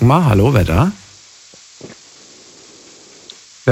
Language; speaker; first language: German; native; German